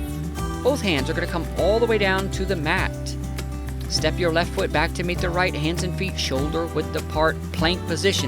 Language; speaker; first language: English; native; English